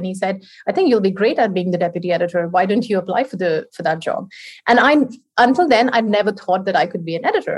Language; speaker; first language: English; non-native, local second language; Hindi